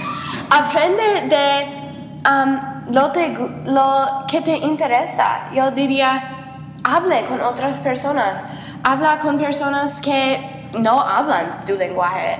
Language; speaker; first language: Spanish; non-native, learner; English